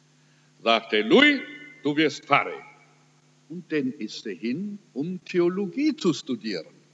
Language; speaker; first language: German; early bilingual, heritage; German